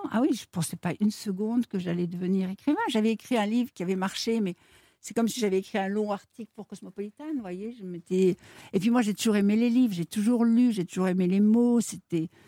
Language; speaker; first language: French; native; French